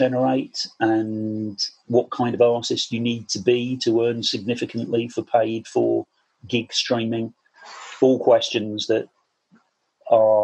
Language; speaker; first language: English; native; English